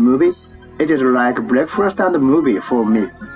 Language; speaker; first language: English; non-native, learner; Japanese